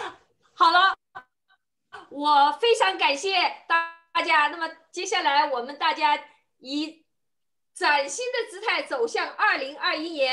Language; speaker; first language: Chinese; native; Chinese